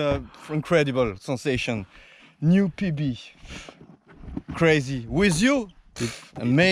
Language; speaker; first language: English; non-native, learner; French